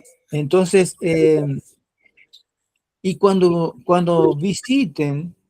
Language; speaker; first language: Spanish; non-native, fluent; Portuguese